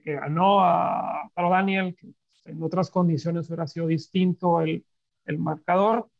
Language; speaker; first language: Spanish; native; Spanish